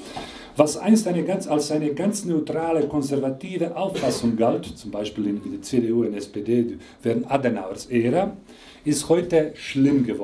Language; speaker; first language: German; non-native, fluent; Croatian